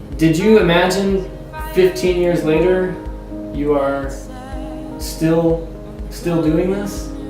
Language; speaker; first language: English; non-native, fluent; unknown